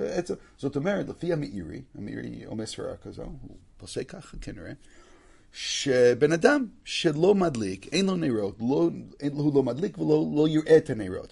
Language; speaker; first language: Hebrew; non-native, fluent; English